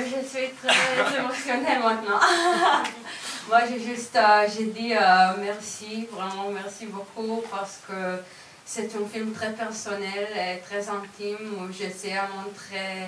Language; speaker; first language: French; non-native, fluent; Hebrew